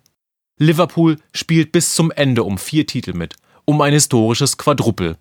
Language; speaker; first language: German; native; German